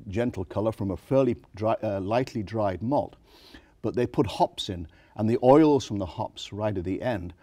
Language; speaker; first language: English; native; English